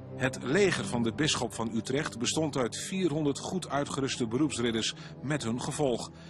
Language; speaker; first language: Dutch; native; Dutch